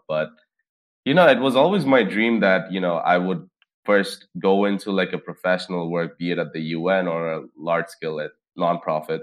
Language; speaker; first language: English; non-native, local second language; Bangla